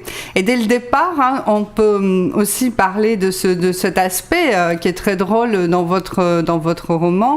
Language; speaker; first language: French; native; French